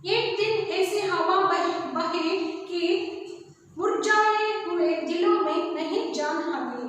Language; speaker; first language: Hindi; non-native, local second language; Kannada